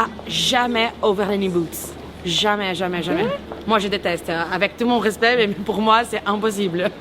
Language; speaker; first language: French; non-native, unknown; Portuguese